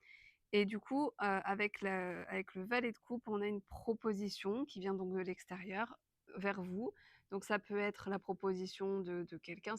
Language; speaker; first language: French; native; French